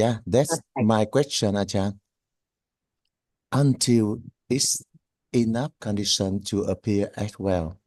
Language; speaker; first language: English; non-native, learner; Vietnamese